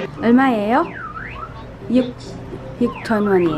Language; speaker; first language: Korean; non-native, learner; Filipino